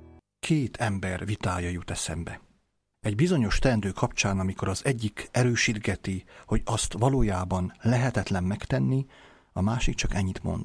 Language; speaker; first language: Hungarian; native; Hungarian